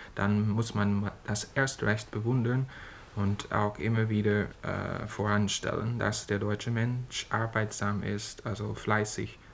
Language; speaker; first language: German; non-native, fluent; English